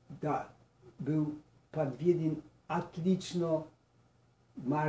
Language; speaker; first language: Russian; non-native, learner; Polish